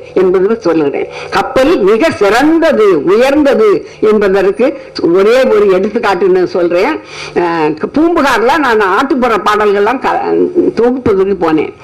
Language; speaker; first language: Tamil; native; Tamil